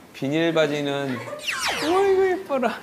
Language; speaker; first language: Korean; native; Korean